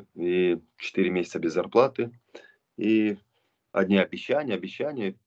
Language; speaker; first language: Russian; non-native, local second language; Romanian